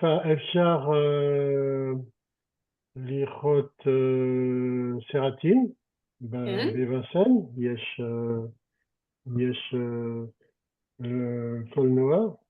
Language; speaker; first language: Hebrew; non-native, learner; French